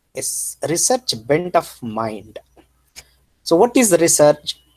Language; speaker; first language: English; non-native, local second language; Kannada